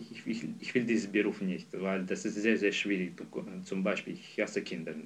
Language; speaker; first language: German; non-native, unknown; Azerbaijani